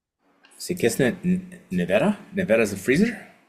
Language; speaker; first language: Spanish; non-native, learner; English